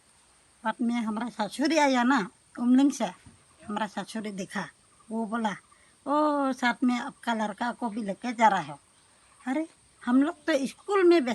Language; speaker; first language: Hindi; non-native, local second language; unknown